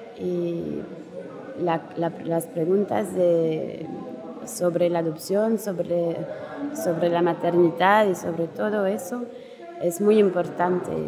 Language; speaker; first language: Spanish; non-native, learner; French